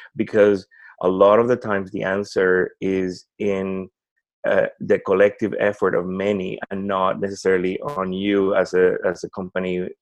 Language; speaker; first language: English; non-native, fluent; Spanish